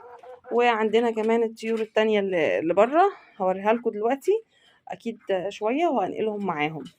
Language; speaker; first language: Arabic; native; Arabic